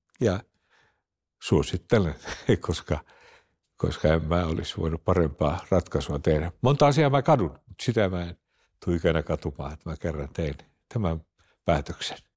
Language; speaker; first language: Finnish; early bilingual, heritage; Finnish